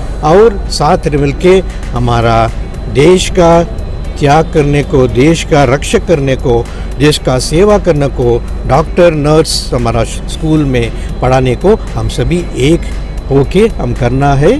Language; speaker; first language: Hindi; non-native, local second language; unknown